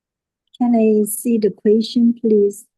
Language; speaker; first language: English; non-native, fluent; Spanish